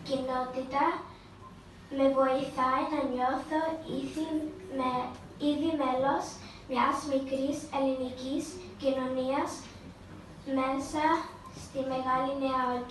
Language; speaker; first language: Greek; early bilingual, heritage; Greek